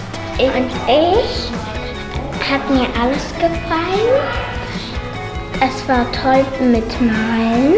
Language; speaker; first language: German; non-native, learner; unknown